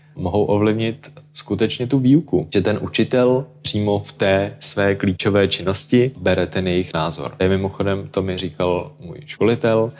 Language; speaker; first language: Czech; native; Czech